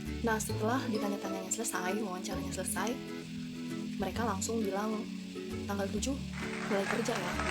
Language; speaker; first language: Indonesian; native; Indonesian